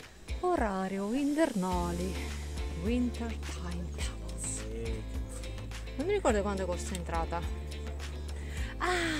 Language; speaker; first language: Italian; non-native, learner; Russian